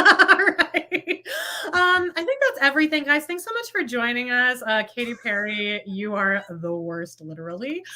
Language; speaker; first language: English; native; English